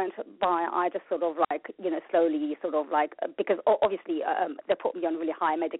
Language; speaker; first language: English; native; English